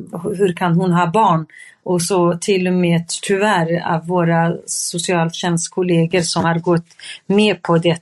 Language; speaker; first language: Swedish; non-native, fluent; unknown